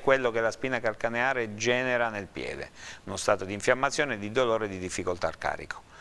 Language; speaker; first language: Italian; native; Italian